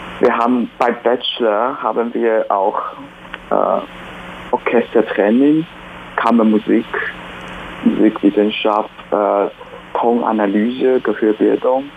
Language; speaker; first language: German; non-native, fluent; Chinese